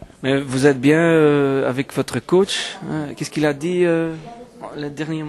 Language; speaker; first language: French; non-native, local second language; Dutch